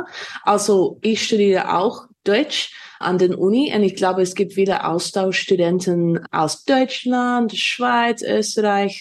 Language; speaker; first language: German; non-native, fluent; English